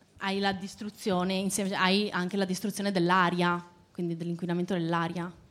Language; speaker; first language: Italian; native; Italian